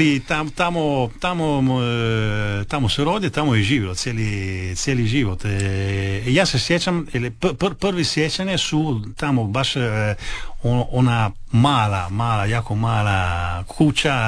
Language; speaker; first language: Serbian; early bilingual, heritage; Italian